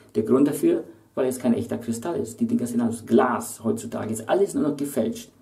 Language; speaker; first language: German; native; German